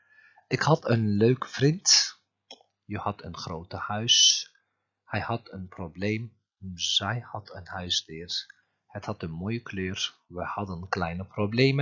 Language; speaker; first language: Dutch; non-native, fluent; Turkish